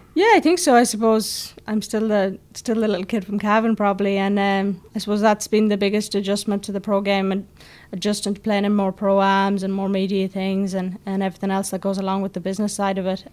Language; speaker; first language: English; native; English